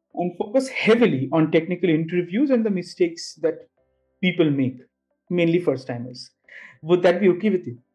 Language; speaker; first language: English; non-native, local second language; Bangla